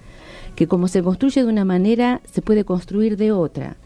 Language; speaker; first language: Spanish; native; Spanish